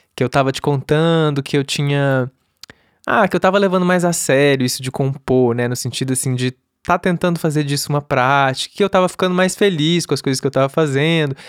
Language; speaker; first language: Portuguese; native; Portuguese